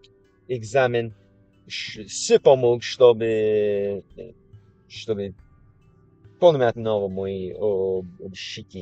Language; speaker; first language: Russian; non-native, learner; English